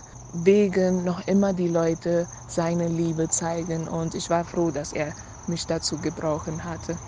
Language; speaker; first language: German; non-native, learner; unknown